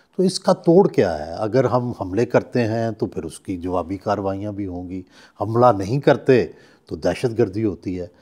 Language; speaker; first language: Urdu; non-native, local second language; Punjabi